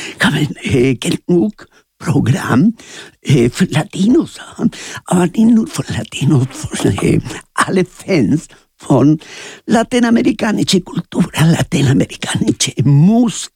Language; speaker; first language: German; non-native, learner; Spanish